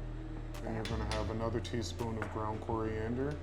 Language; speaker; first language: English; native; English